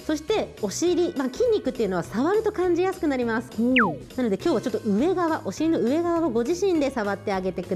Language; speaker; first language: Japanese; native; Japanese